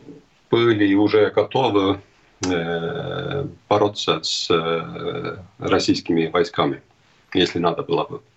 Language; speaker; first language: Russian; non-native, fluent; Estonian